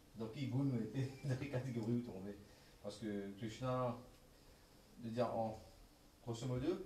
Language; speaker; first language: French; non-native, local second language; Morisyen